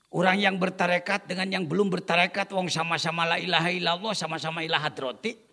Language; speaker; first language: Indonesian; non-native, local second language; Sundanese